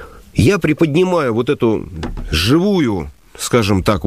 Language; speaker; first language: Russian; native; Russian